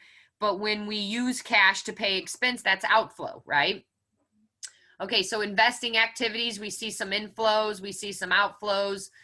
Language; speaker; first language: English; native; English